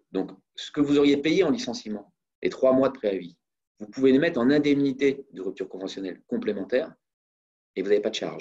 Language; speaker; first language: French; native; French